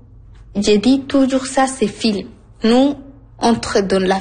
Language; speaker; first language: French; non-native, learner; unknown